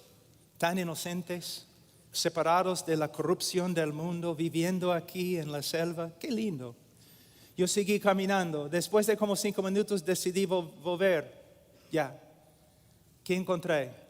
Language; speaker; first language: Spanish; non-native, fluent; English